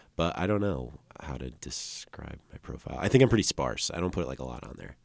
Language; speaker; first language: English; native; English